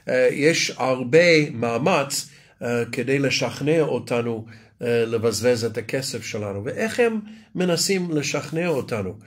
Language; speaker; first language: Hebrew; non-native, fluent; English